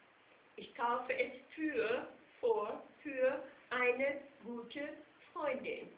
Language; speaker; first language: German; non-native, fluent; English